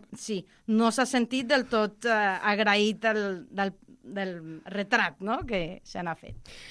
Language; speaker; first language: Catalan; non-native, local second language; Spanish